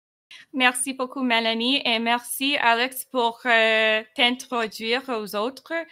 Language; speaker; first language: French; non-native, fluent; English